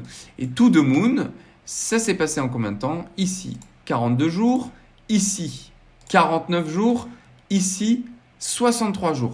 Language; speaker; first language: French; native; French